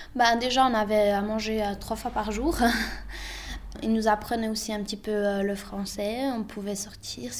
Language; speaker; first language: French; early bilingual, other home language; Bosnian